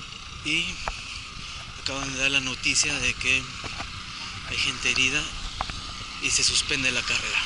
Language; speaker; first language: Spanish; native; Spanish